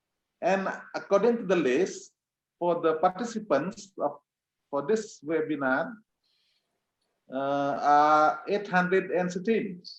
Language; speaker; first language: English; non-native, fluent; Indonesian